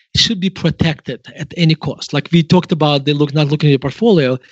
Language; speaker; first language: English; non-native, fluent; Russian